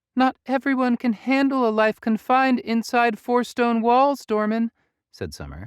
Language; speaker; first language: English; native; English